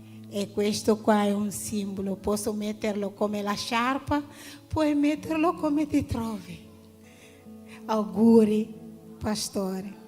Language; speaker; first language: Italian; non-native, learner; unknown